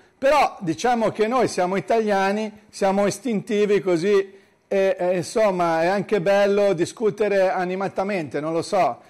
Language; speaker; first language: Italian; native; Italian